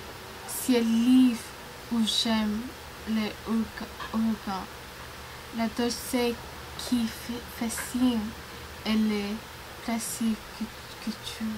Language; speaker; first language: French; non-native, learner; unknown